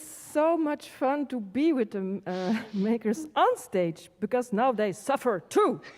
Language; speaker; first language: English; non-native, fluent; Dutch